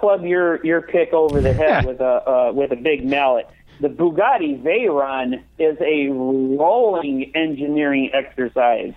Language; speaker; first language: English; native; English